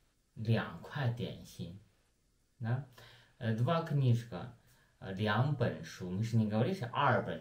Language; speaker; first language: Russian; non-native, learner; Chinese